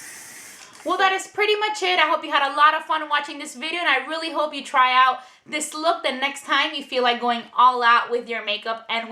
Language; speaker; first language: English; native; English